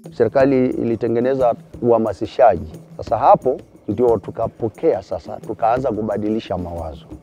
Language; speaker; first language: Swahili; non-native, local second language; Masai